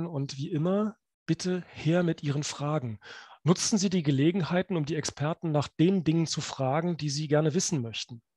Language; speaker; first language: German; native; German